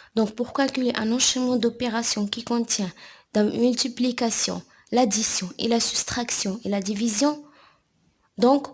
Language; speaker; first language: French; non-native, local second language; Arabic